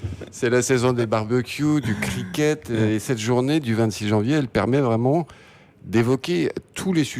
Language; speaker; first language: French; native; French